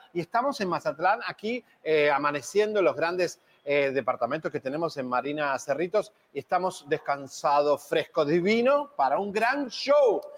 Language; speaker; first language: Spanish; native; Spanish